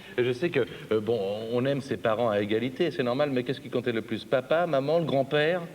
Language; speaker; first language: French; native; French